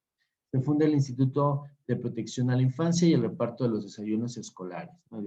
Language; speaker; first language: Spanish; native; Spanish